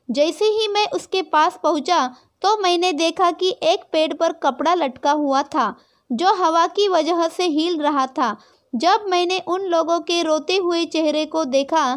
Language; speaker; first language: Hindi; non-native, local second language; Marathi